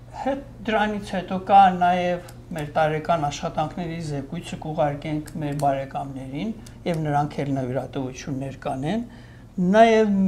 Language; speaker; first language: Armenian; native; Armenian